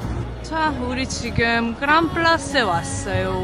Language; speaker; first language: Korean; non-native, fluent; French